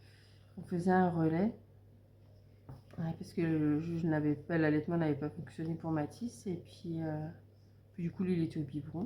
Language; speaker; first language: French; native; French